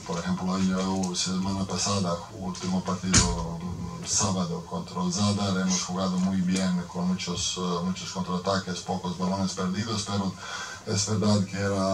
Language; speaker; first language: Spanish; non-native, fluent; Croatian